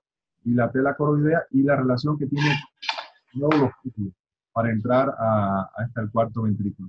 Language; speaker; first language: Spanish; native; Spanish